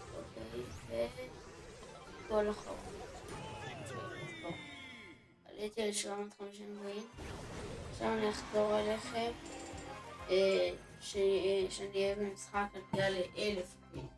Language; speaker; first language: Hebrew; native; Hebrew